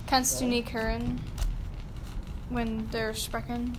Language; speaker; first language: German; non-native, learner; English